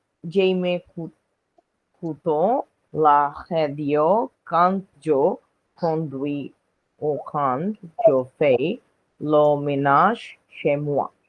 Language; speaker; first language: French; non-native, learner; Bangla